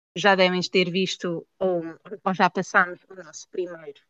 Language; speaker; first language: Portuguese; native; Portuguese